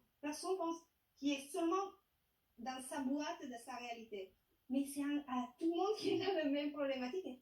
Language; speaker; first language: French; non-native, fluent; Italian